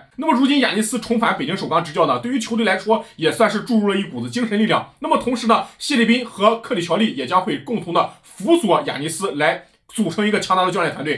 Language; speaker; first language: Chinese; native; Chinese